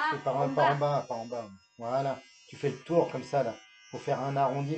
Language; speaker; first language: French; native; French